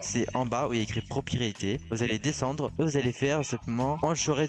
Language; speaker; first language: French; native; French